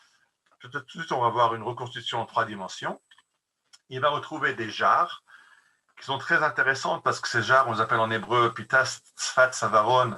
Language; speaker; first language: French; native; French